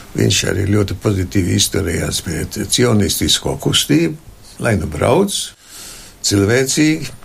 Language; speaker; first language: Latvian; non-native, local second language; German